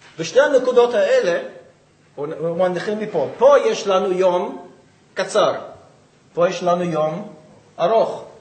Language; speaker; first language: Hebrew; non-native, fluent; English